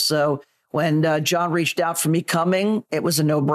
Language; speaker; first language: English; native; English